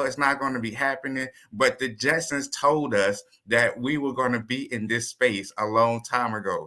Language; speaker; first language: English; native; English